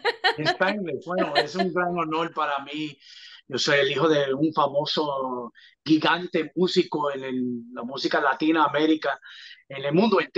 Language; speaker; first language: Spanish; early bilingual, heritage; English